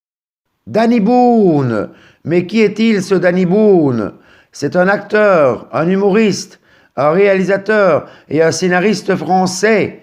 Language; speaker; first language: French; native; French